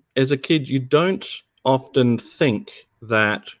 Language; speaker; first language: English; native; English